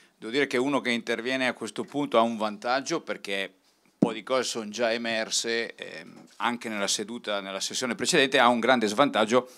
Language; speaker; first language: Italian; native; Italian